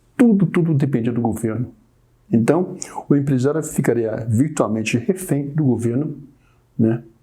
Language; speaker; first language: Portuguese; early bilingual, other home language; Chinese